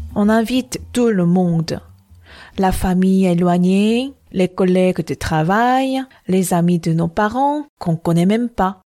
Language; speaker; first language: French; non-native, fluent; Korean